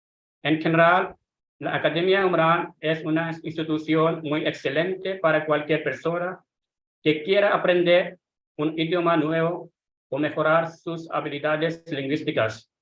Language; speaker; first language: Spanish; non-native, fluent; Hindi